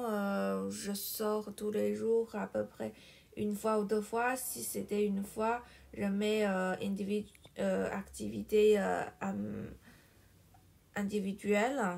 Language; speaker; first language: French; non-native, fluent; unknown